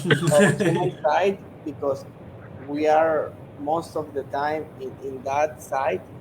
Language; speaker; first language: English; non-native, learner; Spanish